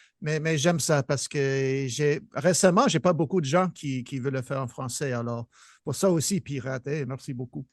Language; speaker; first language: French; non-native, local second language; English